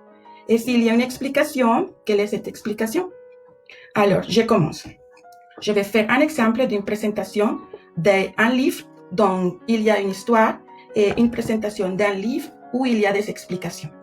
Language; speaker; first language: French; non-native, fluent; Spanish